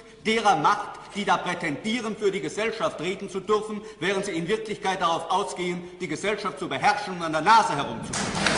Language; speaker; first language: German; native; German